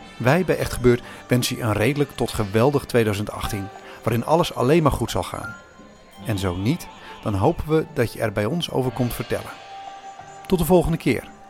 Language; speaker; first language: Dutch; native; Dutch